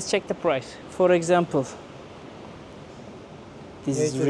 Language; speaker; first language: English; non-native, learner; Turkish